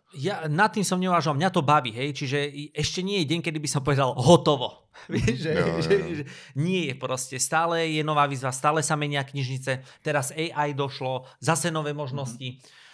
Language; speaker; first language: Slovak; native; Slovak